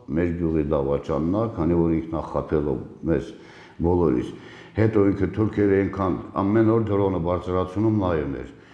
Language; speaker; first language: Armenian; native; Armenian